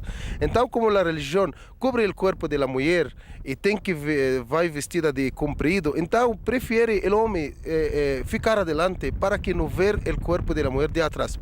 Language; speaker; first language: Portuguese; non-native, fluent; Arabic